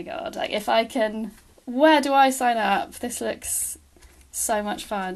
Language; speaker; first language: English; native; English